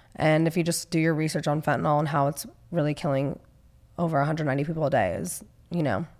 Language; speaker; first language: English; native; English